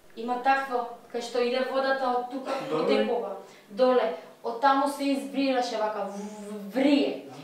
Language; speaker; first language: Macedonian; native; Macedonian